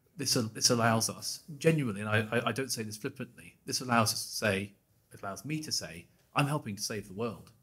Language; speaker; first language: English; native; English